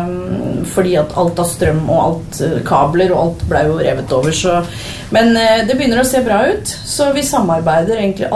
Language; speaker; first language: Norwegian; native; Norwegian